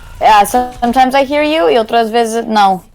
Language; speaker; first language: Portuguese; non-native, learner; Spanish